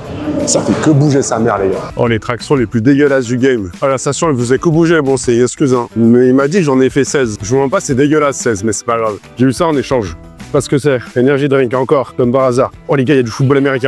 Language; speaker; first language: French; native; French